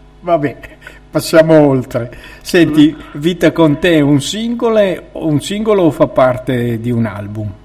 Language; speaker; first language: Italian; native; Italian